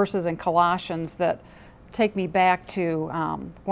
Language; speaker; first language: English; native; English